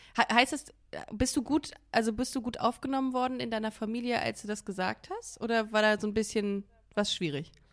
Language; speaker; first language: German; native; German